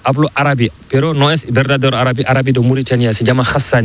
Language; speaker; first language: Spanish; non-native, learner; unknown